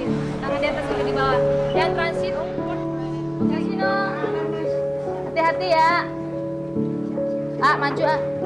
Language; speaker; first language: Indonesian; non-native, local second language; Javanese